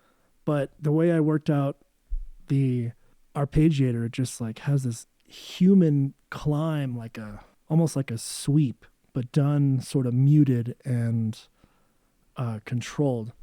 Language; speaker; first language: English; native; English